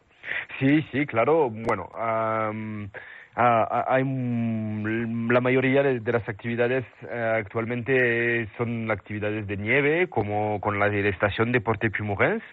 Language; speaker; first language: Spanish; non-native, fluent; French